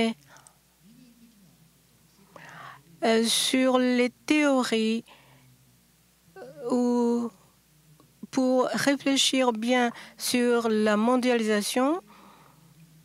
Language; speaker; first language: French; non-native, learner; Japanese